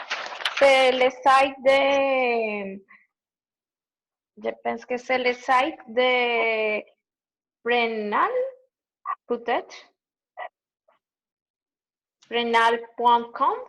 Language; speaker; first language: French; non-native, learner; Spanish